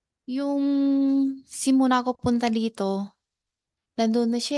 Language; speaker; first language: Filipino; non-native, learner; Chinese